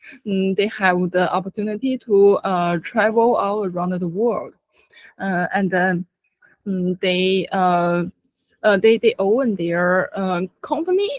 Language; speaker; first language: English; non-native, learner; Chinese